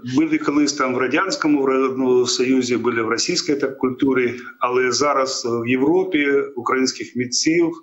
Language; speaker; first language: Ukrainian; native; Ukrainian